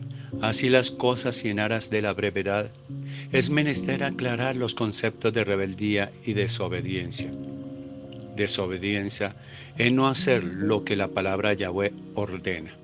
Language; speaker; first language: Spanish; native; Spanish